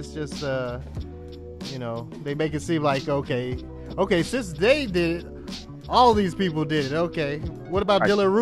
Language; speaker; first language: English; native; English